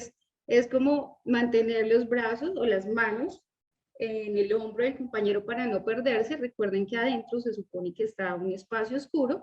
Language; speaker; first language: Spanish; native; Spanish